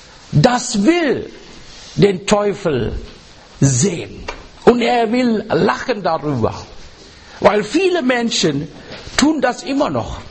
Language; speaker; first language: German; non-native, learner; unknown